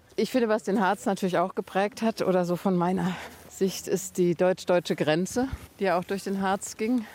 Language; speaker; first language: German; native; German